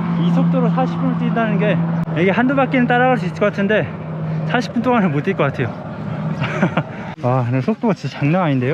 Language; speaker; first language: Korean; native; Korean